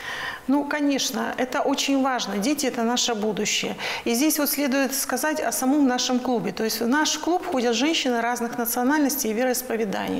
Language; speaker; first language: Russian; native; Russian